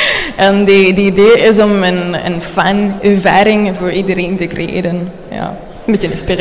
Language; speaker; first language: Dutch; non-native, learner; Spanish